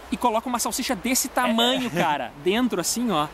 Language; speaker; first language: Portuguese; native; Portuguese